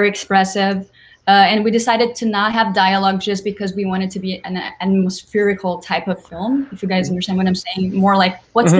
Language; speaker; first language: English; non-native, fluent; Portuguese